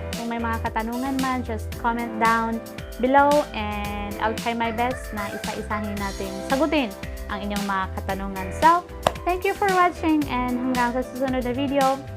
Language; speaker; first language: Filipino; native; Filipino